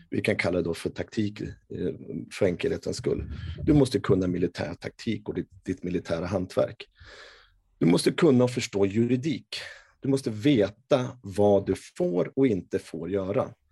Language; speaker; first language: Swedish; native; Swedish